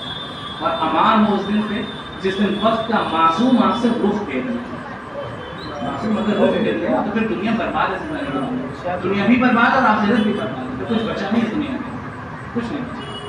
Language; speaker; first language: Urdu; native; Urdu